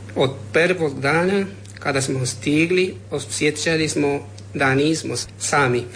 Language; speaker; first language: Croatian; non-native, learner; Spanish